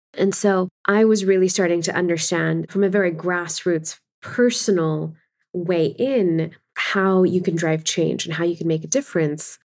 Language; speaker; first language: English; non-native, local second language; Urdu